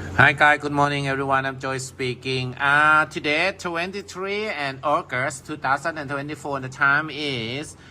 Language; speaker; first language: English; non-native, learner; Thai